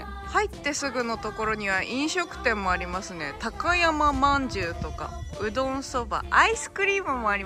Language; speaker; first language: Japanese; native; Japanese